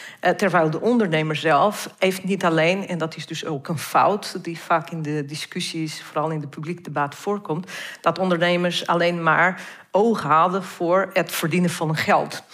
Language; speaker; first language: Dutch; non-native, fluent; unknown